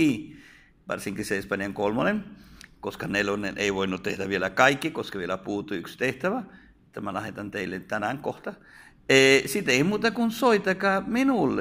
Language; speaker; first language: Finnish; non-native, fluent; Spanish